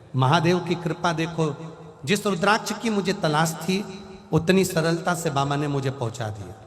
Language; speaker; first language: Hindi; native; Hindi